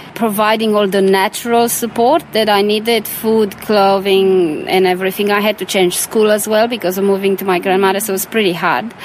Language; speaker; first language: English; non-native, fluent; Romanian